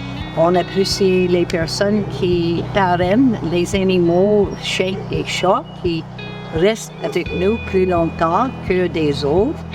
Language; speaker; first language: French; non-native, local second language; English